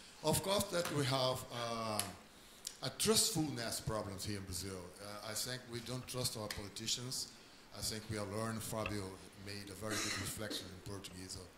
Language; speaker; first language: English; non-native, learner; Portuguese